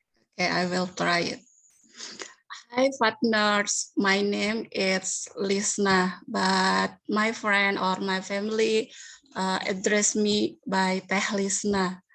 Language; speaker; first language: English; non-native, learner; Indonesian